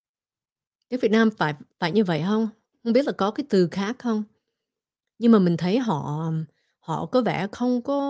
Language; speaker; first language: Vietnamese; early bilingual, heritage; Vietnamese